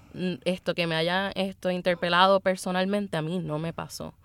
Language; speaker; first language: Spanish; native; Spanish